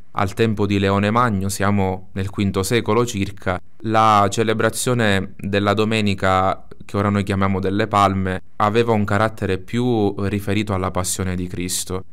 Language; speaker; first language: Italian; native; Italian